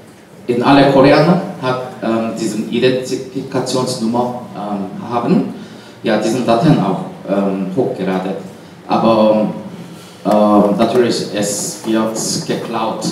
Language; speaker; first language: German; non-native, learner; Korean